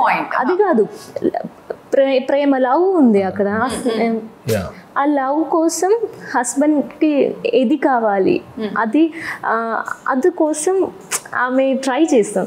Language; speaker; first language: Telugu; non-native, learner; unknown